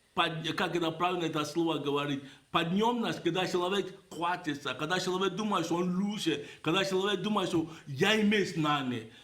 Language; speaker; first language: Russian; non-native, fluent; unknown